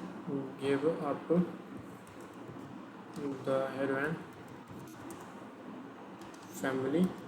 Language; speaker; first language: English; non-native, learner; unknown